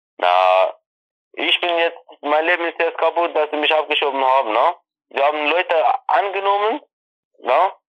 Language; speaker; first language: German; non-native, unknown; Persian